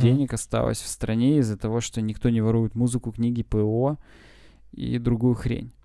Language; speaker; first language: Russian; native; Russian